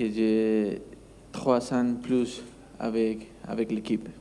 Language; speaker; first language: French; non-native, learner; Spanish